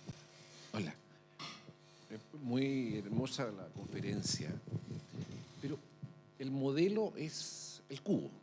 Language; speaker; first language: Spanish; native; Spanish